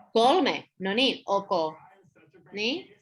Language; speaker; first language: Finnish; non-native, learner; English